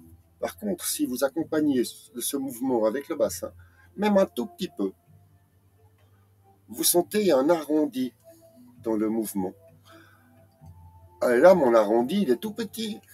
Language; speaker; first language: French; native; French